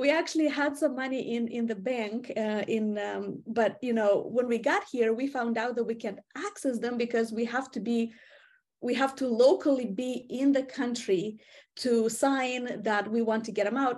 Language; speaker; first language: English; non-native, fluent; Romanian